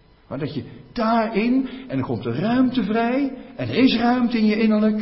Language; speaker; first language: Dutch; native; Dutch